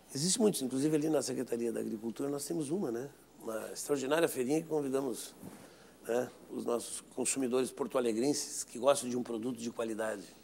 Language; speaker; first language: Portuguese; native; Portuguese